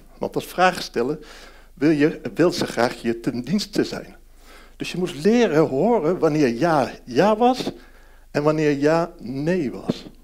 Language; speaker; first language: Dutch; early bilingual, heritage; Dutch